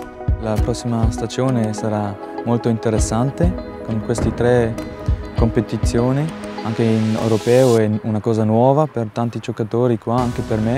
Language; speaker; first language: Italian; non-native, local second language; German